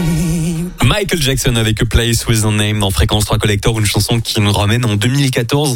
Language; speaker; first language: French; native; French